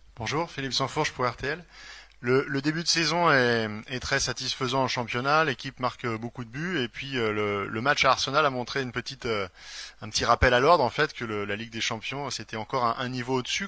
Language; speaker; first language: French; native; French